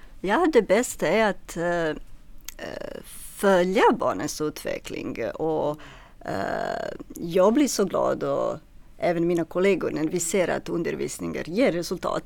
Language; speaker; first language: Swedish; non-native, fluent; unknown